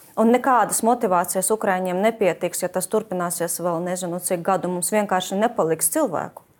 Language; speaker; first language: Latvian; non-native, fluent; Ukrainian